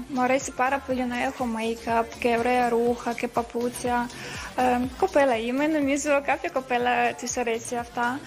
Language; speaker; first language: Greek; non-native, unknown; Russian